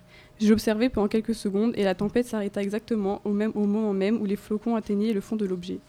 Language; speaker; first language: French; native; French